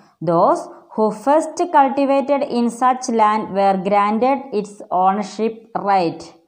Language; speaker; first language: English; non-native, local second language; Malayalam